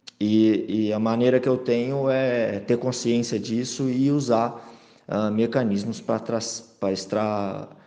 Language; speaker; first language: Portuguese; native; Portuguese